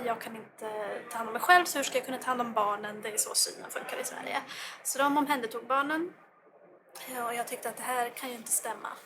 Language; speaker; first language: Swedish; native; Swedish